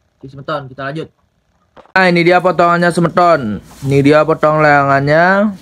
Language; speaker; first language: Indonesian; non-native, local second language; Balinese